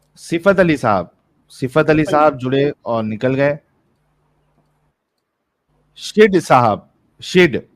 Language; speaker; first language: Hindi; native; Hindi